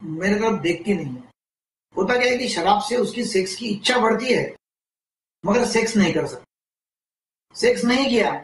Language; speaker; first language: Hindi; non-native, local second language; Marathi